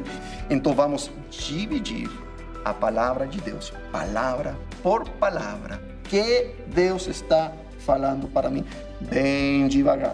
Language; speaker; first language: Portuguese; non-native, fluent; English